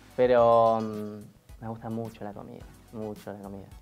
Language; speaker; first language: Spanish; native; Spanish